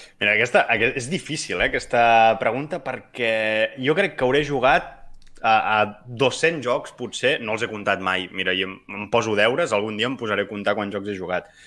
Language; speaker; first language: Catalan; native; Catalan